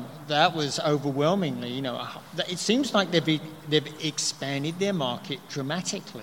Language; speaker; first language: English; native; English